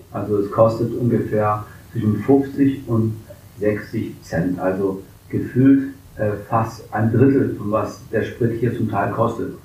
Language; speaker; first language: German; early bilingual, other home language; English